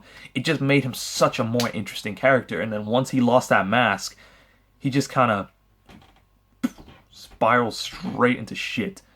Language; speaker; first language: English; native; English